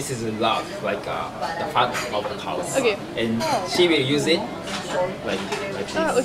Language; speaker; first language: English; non-native, fluent; Japanese